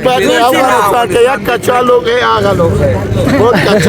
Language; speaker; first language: Hindi; non-native, fluent; Pashto